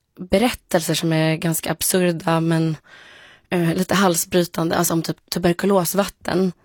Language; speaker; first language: Swedish; early bilingual, other home language; Polish